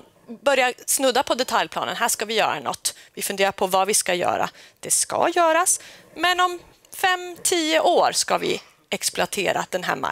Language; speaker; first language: Swedish; native; Swedish